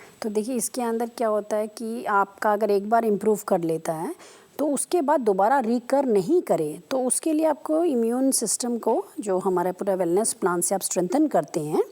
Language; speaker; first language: Hindi; native; Hindi